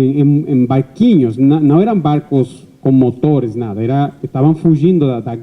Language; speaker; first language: Portuguese; non-native, fluent; Spanish